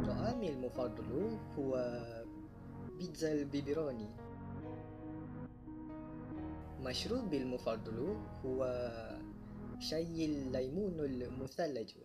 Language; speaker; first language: Arabic; non-native, learner; Malay